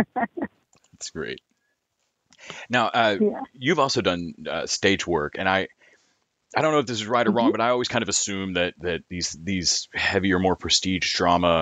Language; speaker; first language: English; native; English